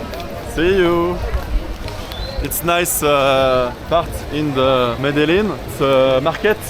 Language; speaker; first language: English; non-native, learner; French